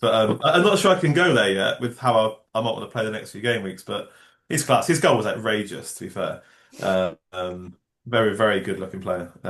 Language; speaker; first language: English; native; English